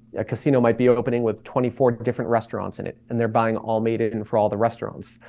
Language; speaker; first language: English; native; English